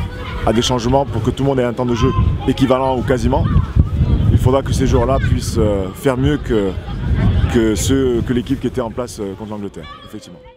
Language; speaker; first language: French; native; French